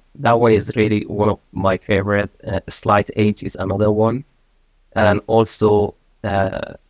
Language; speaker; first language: English; non-native, fluent; Persian